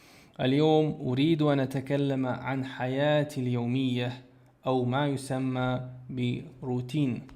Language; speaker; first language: Arabic; non-native, fluent; Chechen